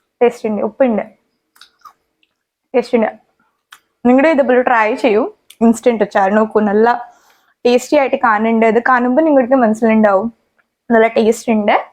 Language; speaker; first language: Malayalam; non-native, learner; Hindi